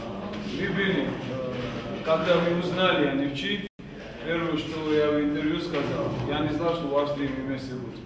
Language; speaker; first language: Russian; non-native, fluent; Georgian